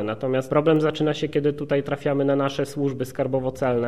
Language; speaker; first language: Polish; native; Polish